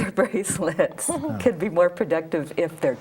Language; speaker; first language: English; native; English